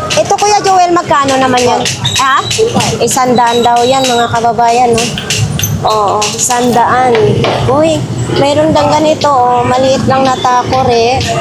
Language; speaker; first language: Filipino; non-native, local second language; Cebuano